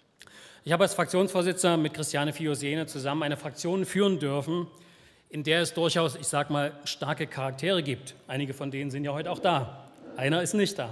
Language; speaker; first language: German; native; German